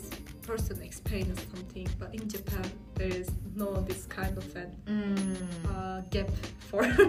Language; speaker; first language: English; non-native, fluent; Turkish